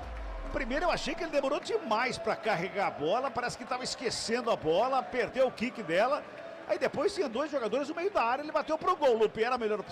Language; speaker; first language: Portuguese; native; Portuguese